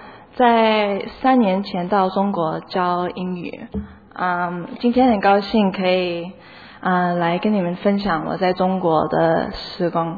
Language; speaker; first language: Chinese; early bilingual, heritage; Chinese